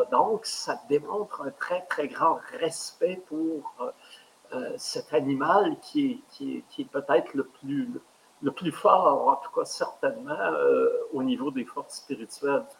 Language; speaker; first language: French; native; French